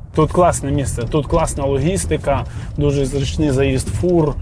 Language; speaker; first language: Ukrainian; native; Ukrainian